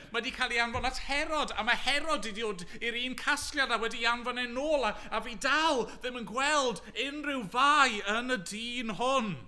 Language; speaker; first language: Welsh; native; Welsh